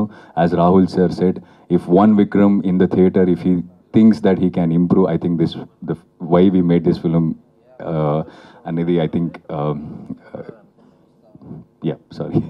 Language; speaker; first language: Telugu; non-native, fluent; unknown